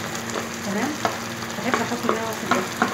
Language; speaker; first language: Arabic; native; Arabic